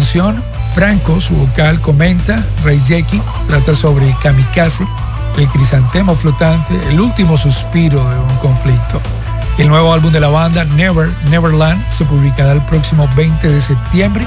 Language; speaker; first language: Spanish; native; Spanish